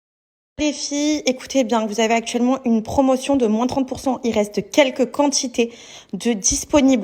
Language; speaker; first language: French; native; French